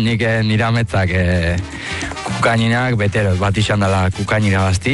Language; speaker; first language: Basque; native; Basque